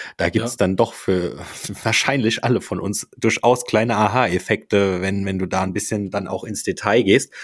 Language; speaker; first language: German; native; German